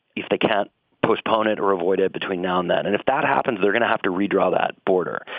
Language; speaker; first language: English; native; English